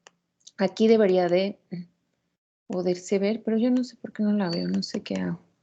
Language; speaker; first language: Spanish; native; Spanish